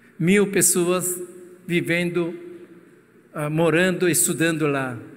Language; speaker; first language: Portuguese; non-native, fluent; Korean